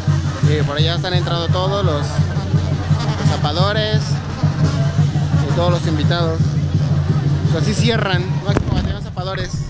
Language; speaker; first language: Spanish; native; Spanish